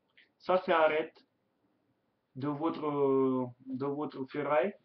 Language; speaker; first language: French; non-native, learner; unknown